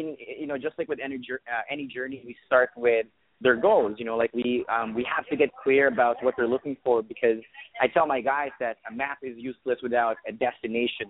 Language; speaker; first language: English; non-native, fluent; Arabic